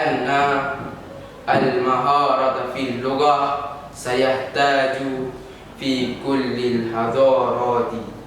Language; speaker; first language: Arabic; non-native, learner; Indonesian